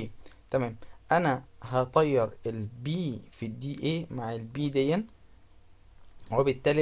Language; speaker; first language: Arabic; native; Arabic